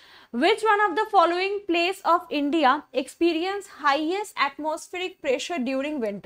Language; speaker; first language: English; non-native, local second language; Bangla